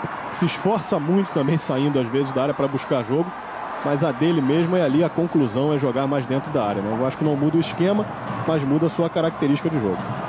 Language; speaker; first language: Portuguese; native; Portuguese